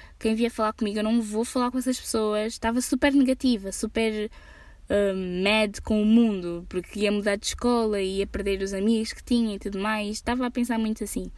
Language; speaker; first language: Portuguese; early bilingual, heritage; Portuguese